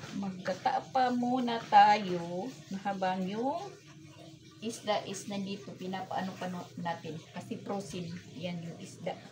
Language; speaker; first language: Filipino; non-native, local second language; Waray